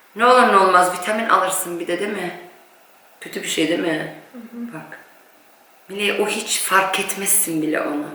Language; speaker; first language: Turkish; early bilingual, heritage; Turkish